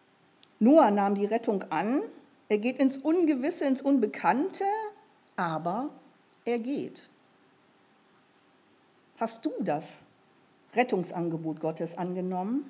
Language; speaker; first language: German; native; German